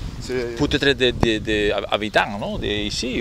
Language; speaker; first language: French; non-native, learner; Spanish